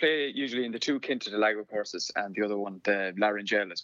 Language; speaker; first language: English; native; English